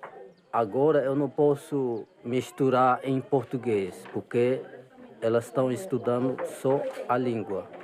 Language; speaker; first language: Portuguese; non-native, local second language; Guarani